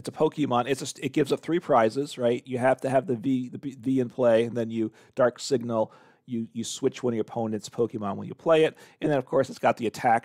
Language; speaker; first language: English; native; English